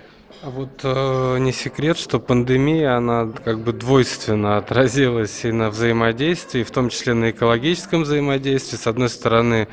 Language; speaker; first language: Russian; native; Russian